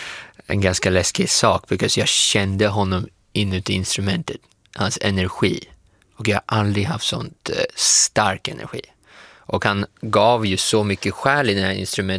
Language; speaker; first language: Swedish; non-native, fluent; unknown